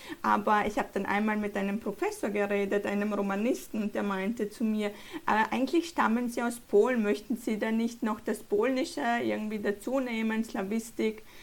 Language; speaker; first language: German; early bilingual, other home language; Polish